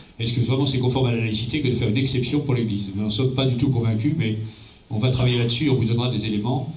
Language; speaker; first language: French; native; French